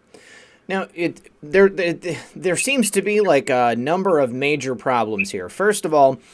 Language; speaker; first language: English; native; English